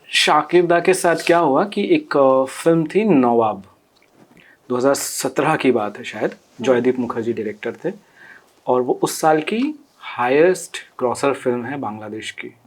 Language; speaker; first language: Hindi; non-native, local second language; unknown